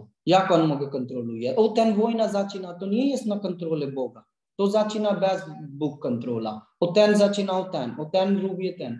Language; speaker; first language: Polish; non-native, learner; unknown